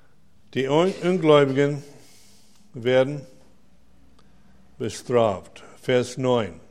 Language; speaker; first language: German; non-native, fluent; English